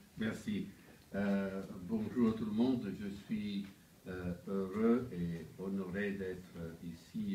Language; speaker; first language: French; non-native, fluent; Italian